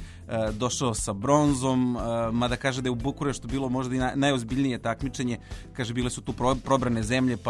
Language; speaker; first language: Serbian; native; Serbian